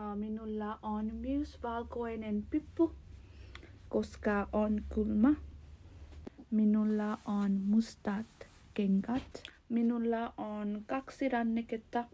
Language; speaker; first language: Finnish; non-native, learner; Nepali